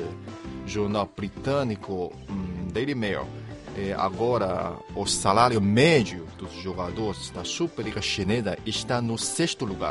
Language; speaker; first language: Portuguese; non-native, fluent; Chinese